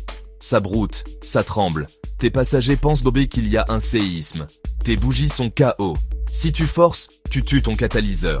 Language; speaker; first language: French; native; French